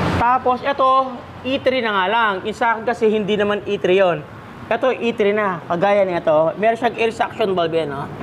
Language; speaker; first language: Filipino; non-native, local second language; Pampanga